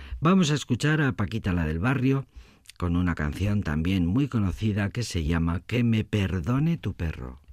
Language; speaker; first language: Spanish; native; Spanish